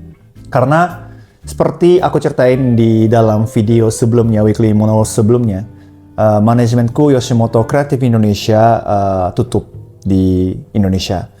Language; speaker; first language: Indonesian; non-native, fluent; Japanese